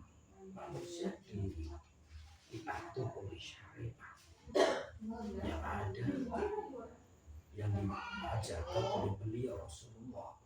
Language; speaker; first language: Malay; non-native, local second language; Javanese